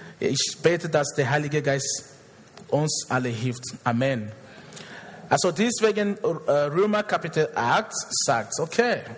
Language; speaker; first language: German; non-native, fluent; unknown